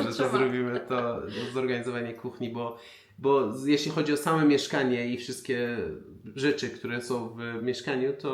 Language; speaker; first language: Polish; non-native, fluent; Persian